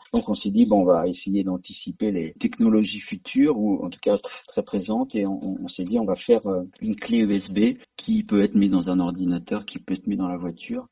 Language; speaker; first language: French; native; French